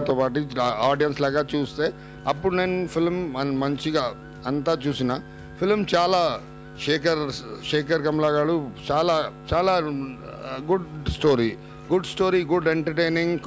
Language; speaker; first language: Telugu; non-native, local second language; Urdu